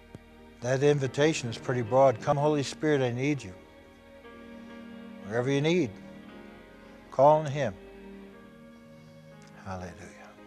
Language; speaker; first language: English; native; English